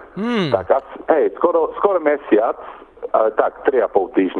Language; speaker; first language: Slovak; early bilingual, heritage; Slovak